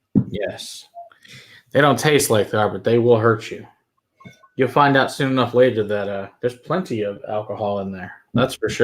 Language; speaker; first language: English; native; English